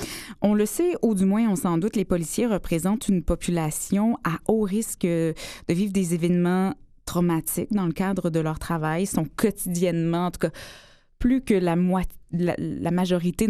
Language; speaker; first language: French; native; French